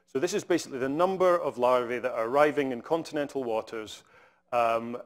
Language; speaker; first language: English; native; English